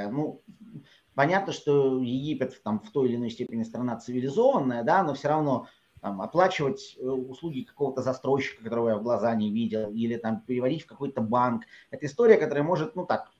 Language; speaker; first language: Russian; native; Russian